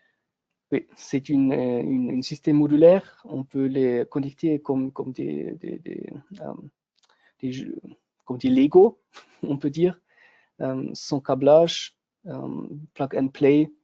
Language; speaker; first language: French; non-native, local second language; German